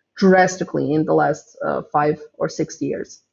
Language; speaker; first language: English; non-native, fluent; Croatian